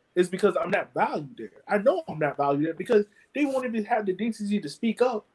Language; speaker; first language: English; native; English